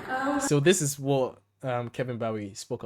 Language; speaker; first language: English; native; English